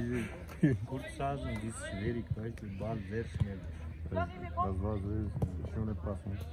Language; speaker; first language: German; non-native, learner; Turkish